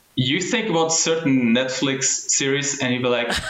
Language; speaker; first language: English; early bilingual, heritage; German